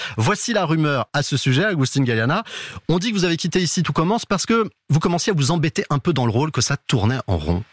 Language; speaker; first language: French; native; French